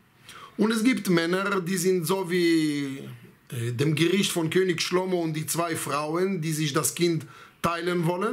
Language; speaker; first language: German; non-native, fluent; Hebrew